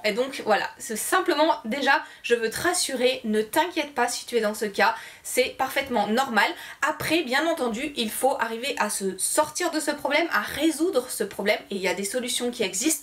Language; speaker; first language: French; native; French